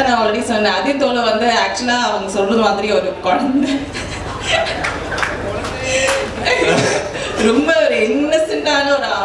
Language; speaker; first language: Tamil; non-native, local second language; Malayalam